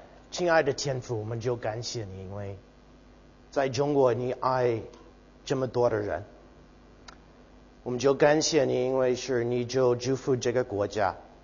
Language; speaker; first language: Chinese; non-native, learner; English